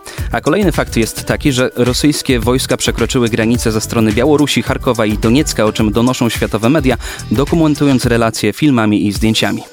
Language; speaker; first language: Polish; native; Polish